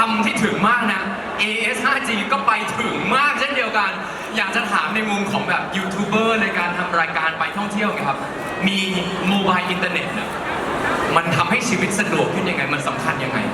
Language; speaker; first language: Thai; native; Thai